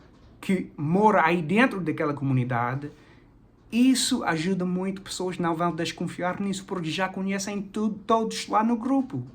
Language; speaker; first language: Portuguese; non-native, fluent; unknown